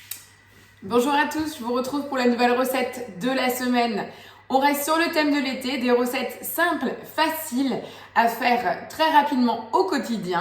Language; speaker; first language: French; native; French